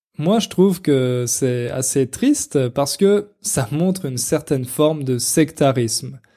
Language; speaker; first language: French; native; French